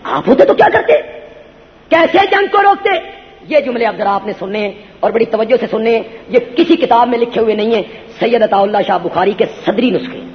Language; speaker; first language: Urdu; non-native, local second language; Punjabi